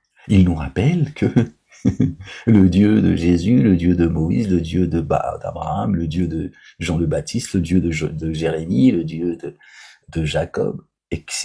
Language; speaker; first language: French; native; French